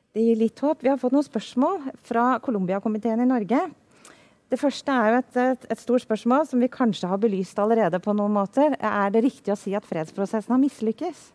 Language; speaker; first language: Norwegian; native; Norwegian